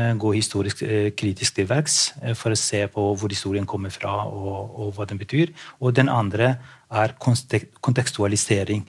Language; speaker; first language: Norwegian; non-native, fluent; Albanian